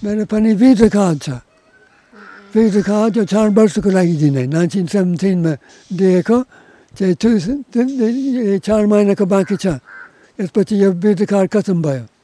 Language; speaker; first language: Nepali; non-native, learner; English